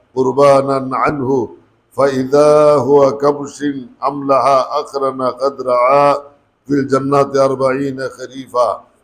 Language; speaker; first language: Arabic; non-native, fluent; Bangla